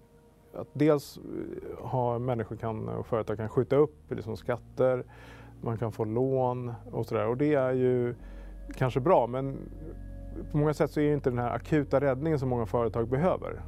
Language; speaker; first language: Swedish; native; Swedish